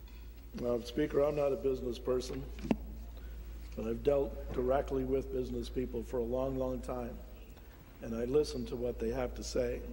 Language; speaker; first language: English; native; English